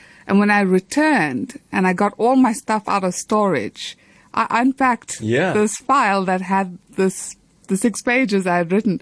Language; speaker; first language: English; native; English